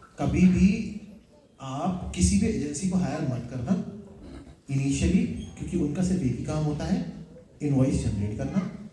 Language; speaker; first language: Hindi; native; Hindi